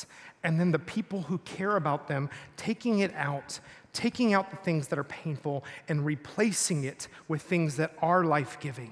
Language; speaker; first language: English; native; English